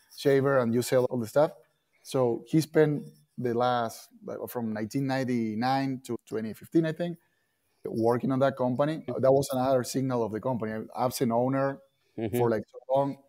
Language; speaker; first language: English; non-native, fluent; Spanish